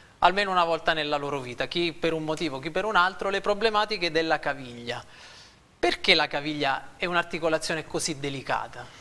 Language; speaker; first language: Italian; native; Italian